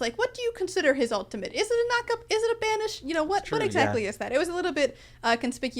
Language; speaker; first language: English; native; English